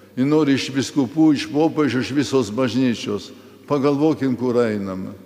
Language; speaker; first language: Lithuanian; early bilingual, heritage; Lithuanian